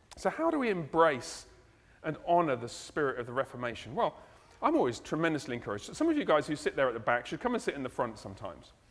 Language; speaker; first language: English; native; English